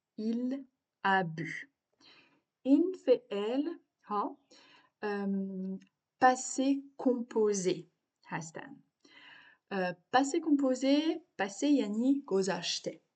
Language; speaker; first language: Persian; non-native, learner; French